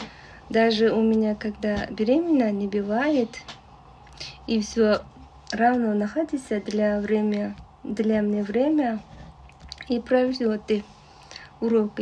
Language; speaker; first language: Russian; non-native, learner; Uzbek